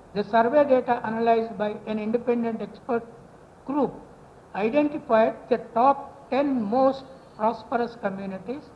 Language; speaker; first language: English; non-native, local second language; Telugu